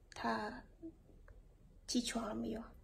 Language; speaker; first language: Chinese; non-native, learner; Lao